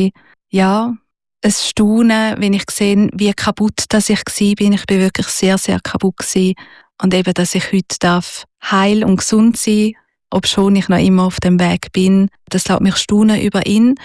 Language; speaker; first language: German; native; German